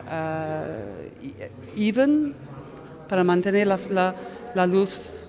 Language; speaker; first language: Spanish; non-native, learner; English